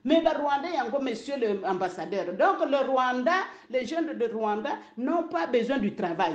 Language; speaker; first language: French; non-native, local second language; Lingala